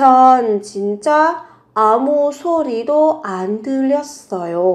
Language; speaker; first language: Korean; non-native, fluent; Vietnamese